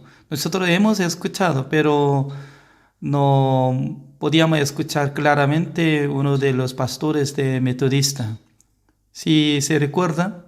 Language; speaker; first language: Spanish; non-native, learner; Korean